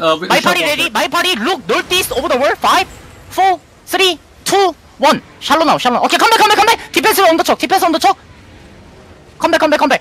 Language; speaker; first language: English; non-native, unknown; Korean